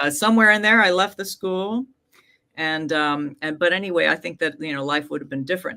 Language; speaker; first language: English; native; English